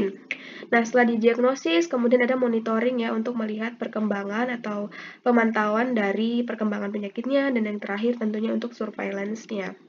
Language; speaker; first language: Indonesian; native; Indonesian